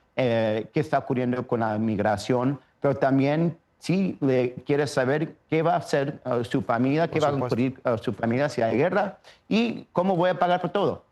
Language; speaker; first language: Spanish; early bilingual, heritage; Spanish